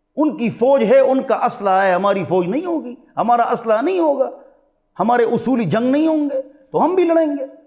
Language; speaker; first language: Urdu; non-native, local second language; Pashto